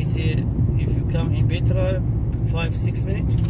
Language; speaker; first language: English; non-native, learner; Arabic